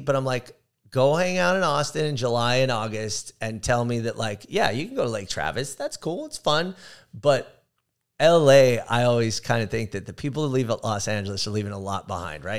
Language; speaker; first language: English; native; English